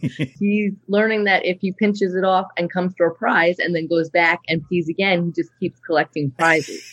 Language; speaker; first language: English; native; English